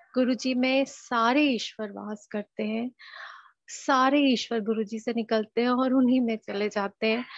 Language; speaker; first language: Hindi; native; Hindi